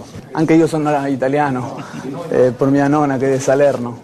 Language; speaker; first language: Italian; non-native, learner; Spanish